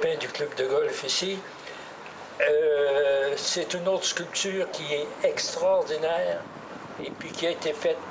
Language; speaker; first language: French; native; French